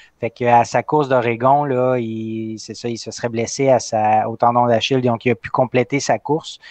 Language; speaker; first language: French; native; French